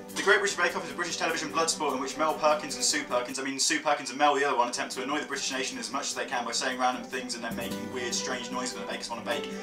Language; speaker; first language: English; native; English